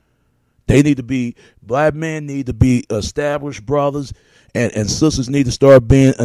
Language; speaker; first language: English; native; English